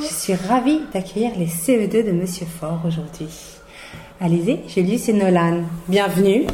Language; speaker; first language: French; native; French